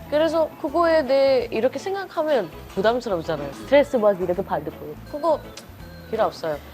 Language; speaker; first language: Korean; non-native, fluent; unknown